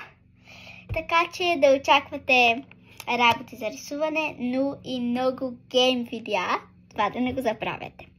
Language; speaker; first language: Bulgarian; early bilingual, heritage; Bulgarian